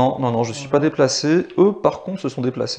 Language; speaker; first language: French; native; French